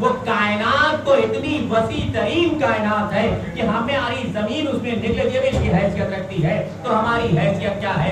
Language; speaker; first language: Urdu; native; Urdu